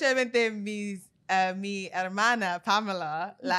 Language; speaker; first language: Spanish; non-native, learner; English